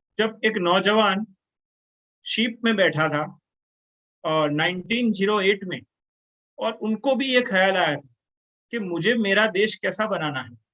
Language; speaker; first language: Hindi; non-native, local second language; Gujarati